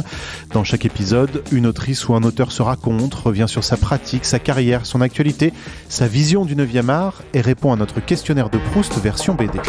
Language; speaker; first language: French; native; French